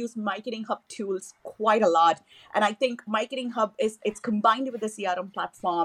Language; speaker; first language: English; non-native, local second language; Tamil